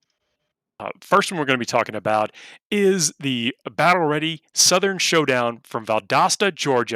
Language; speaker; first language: English; native; English